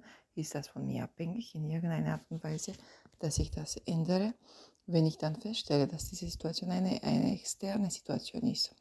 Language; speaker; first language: German; non-native, fluent; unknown